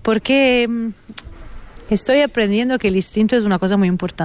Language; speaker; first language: Spanish; non-native, fluent; Italian